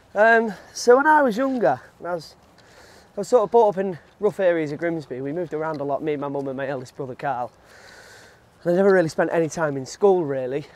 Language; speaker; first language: English; native; English